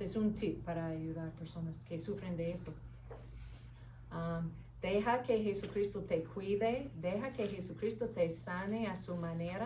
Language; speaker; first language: Spanish; non-native, fluent; English